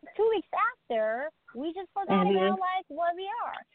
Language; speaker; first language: English; non-native, fluent; Persian